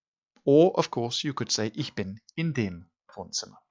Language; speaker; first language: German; non-native, fluent; English